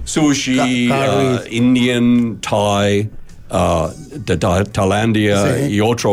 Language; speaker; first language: Spanish; non-native, learner; English